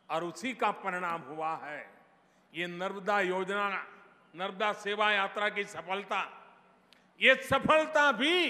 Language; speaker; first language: Hindi; non-native, local second language; Gujarati